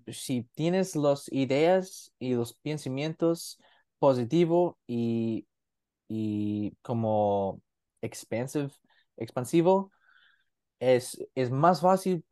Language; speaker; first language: Spanish; non-native, learner; English